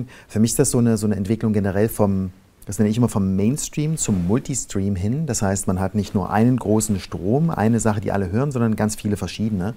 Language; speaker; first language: German; native; German